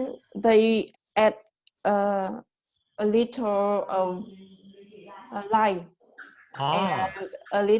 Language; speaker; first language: English; non-native, learner; Vietnamese